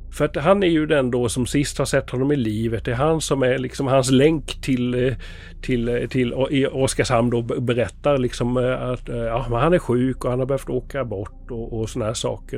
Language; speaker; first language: Swedish; native; Swedish